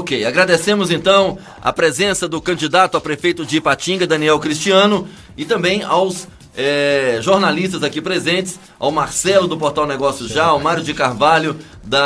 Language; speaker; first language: Portuguese; native; Portuguese